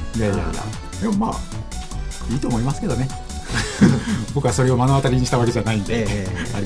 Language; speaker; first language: Japanese; native; Japanese